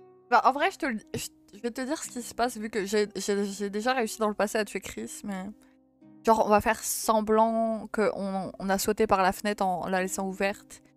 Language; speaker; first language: French; native; French